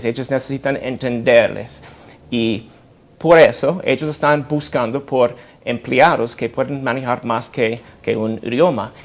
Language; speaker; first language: Spanish; non-native, fluent; English